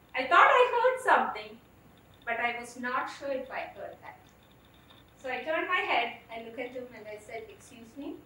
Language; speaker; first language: English; non-native, local second language; Malayalam